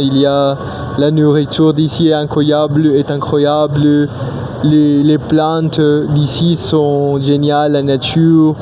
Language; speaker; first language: French; non-native, learner; Spanish